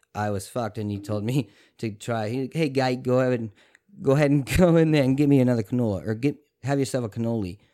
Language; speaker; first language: English; early bilingual, other home language; Italian